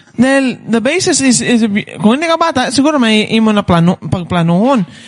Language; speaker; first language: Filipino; non-native, fluent; English